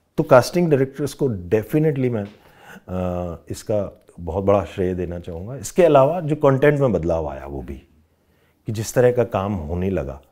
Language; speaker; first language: Hindi; non-native, local second language; Rajasthani